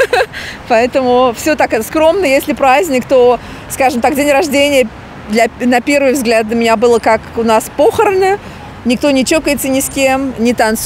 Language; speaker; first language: Russian; native; Russian